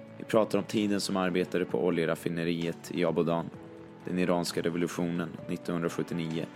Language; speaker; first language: Swedish; early bilingual, other home language; Persian